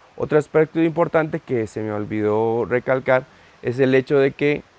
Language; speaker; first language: Spanish; native; Spanish